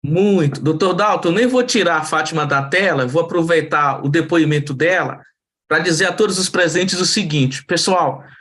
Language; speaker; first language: Portuguese; native; Portuguese